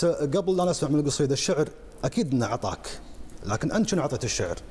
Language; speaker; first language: Arabic; native; Arabic